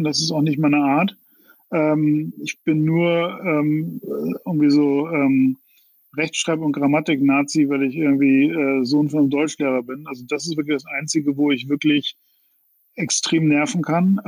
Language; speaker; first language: German; native; German